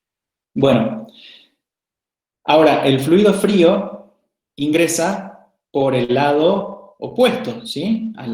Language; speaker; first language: Spanish; native; Spanish